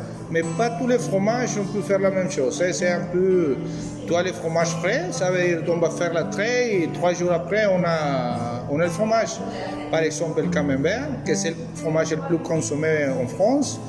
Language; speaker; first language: French; non-native, fluent; Spanish